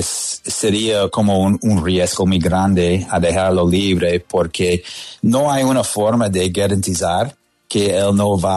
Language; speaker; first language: Spanish; non-native, fluent; English